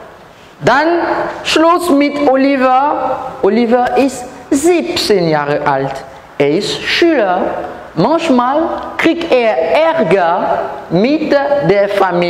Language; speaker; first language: German; non-native, learner; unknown